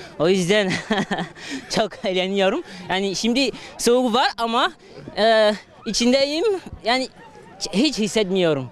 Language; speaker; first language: Turkish; non-native, learner; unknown